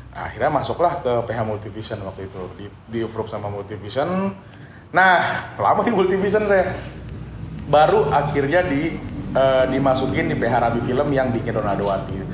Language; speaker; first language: Indonesian; non-native, local second language; Banjar